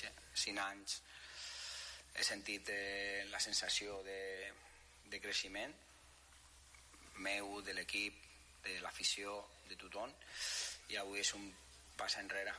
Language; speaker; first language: Catalan; non-native, fluent; Spanish